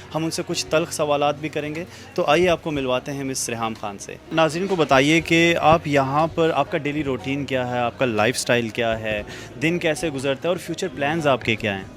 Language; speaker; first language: Urdu; native; Urdu